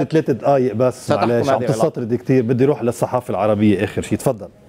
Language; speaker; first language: Arabic; native; Arabic